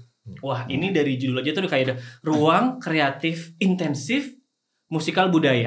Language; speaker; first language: Indonesian; native; Indonesian